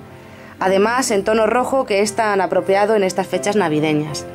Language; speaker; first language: Spanish; native; Spanish